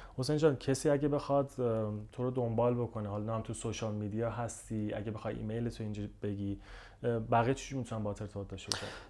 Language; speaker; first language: Persian; native; Persian